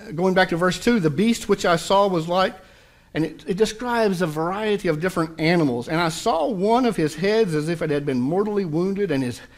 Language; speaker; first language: English; native; English